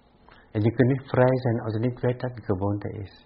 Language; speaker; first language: Dutch; non-native, fluent; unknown